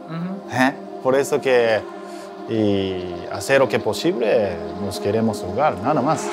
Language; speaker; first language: Spanish; non-native, learner; Japanese